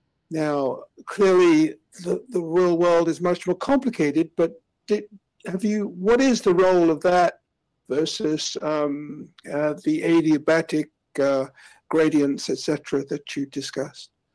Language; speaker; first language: English; native; English